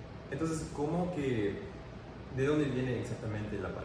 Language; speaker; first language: Spanish; non-native, fluent; English